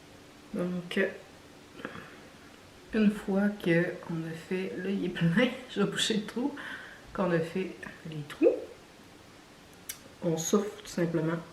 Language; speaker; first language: French; native; French